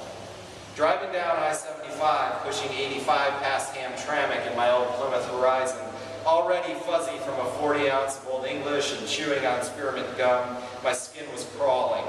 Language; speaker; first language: English; native; English